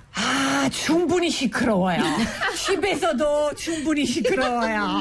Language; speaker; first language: Korean; non-native, fluent; Italian